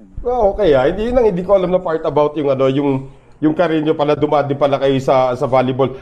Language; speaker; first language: Filipino; native; Filipino